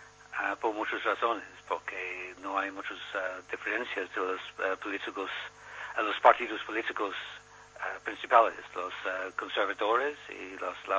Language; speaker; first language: Spanish; non-native, learner; English